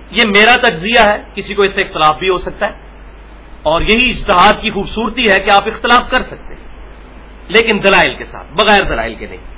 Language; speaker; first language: Urdu; non-native, local second language; Punjabi